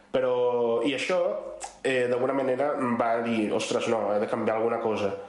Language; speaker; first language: Catalan; non-native, fluent; Spanish